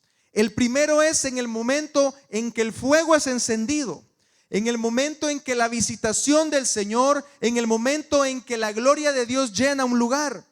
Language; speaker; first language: Spanish; native; Spanish